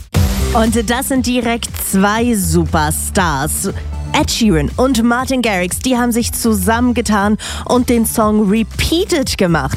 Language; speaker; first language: German; native; German